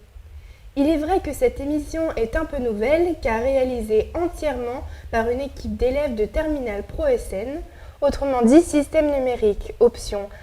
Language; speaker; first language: French; native; French